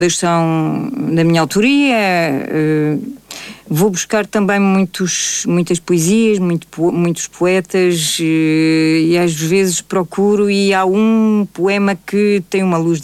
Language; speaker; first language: Portuguese; early bilingual, heritage; Portuguese